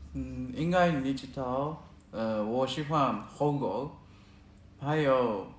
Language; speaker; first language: Chinese; non-native, learner; Japanese